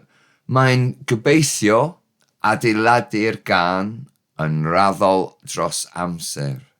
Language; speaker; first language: Welsh; non-native, learner; English